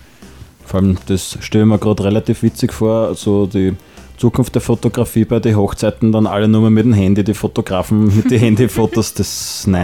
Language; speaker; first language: German; native; German